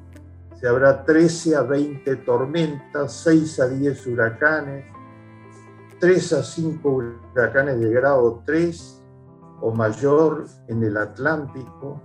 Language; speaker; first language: Spanish; native; Spanish